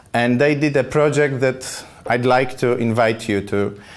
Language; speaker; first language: English; non-native, fluent; Polish